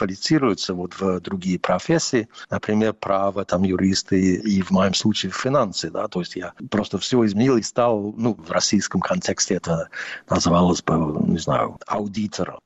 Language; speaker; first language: Russian; non-native, fluent; English